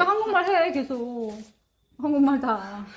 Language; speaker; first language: Korean; native; Korean